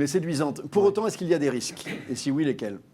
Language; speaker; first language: French; native; French